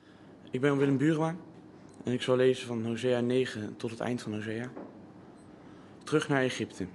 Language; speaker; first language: Dutch; native; Dutch